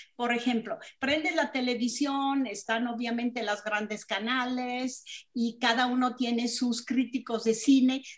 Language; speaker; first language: Spanish; non-native, fluent; German